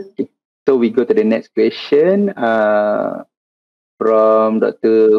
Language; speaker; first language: English; non-native, local second language; Malay